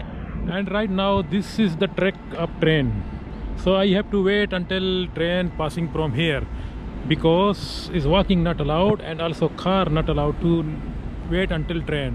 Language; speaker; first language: English; non-native, learner; Urdu